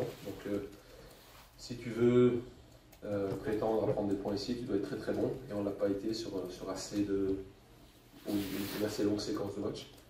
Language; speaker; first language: French; native; French